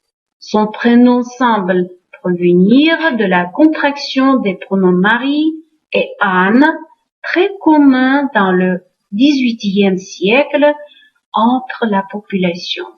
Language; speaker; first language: French; non-native, fluent; Uzbek